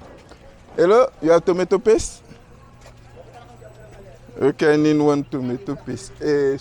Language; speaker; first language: English; non-native, learner; French